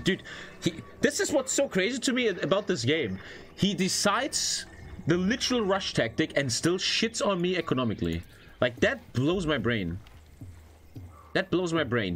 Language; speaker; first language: English; non-native, fluent; German